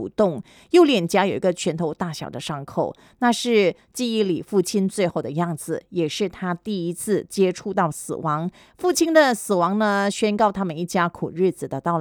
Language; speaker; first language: Chinese; native; Chinese